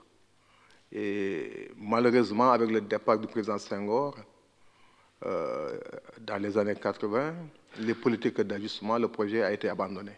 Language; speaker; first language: French; non-native, local second language; Wolof